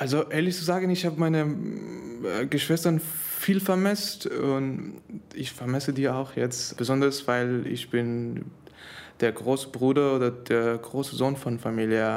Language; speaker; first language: German; non-native, learner; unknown